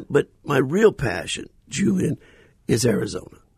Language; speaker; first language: English; native; English